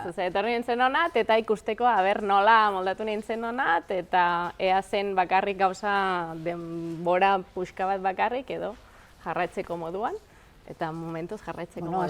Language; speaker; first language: Basque; non-native, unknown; Catalan